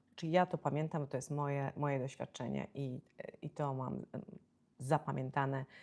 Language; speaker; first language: Polish; native; Polish